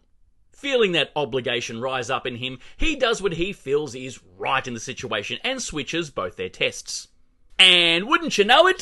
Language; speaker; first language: English; native; English